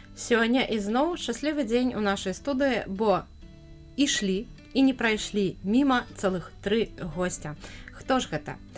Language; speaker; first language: Belarusian; native; Belarusian